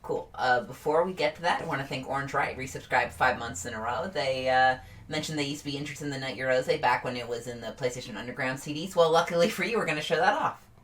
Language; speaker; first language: English; native; English